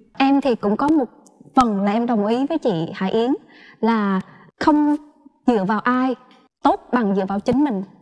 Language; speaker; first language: Vietnamese; native; Vietnamese